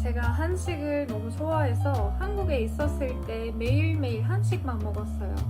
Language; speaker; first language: Korean; non-native, fluent; Turkish